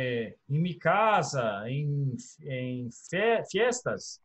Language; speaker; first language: Spanish; non-native, learner; Portuguese